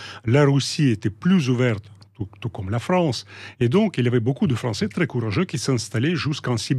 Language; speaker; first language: French; non-native, fluent; Russian